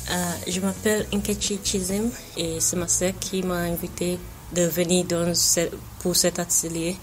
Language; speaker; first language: French; non-native, fluent; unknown